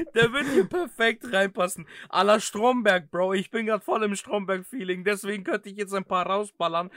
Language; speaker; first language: German; early bilingual, other home language; Greek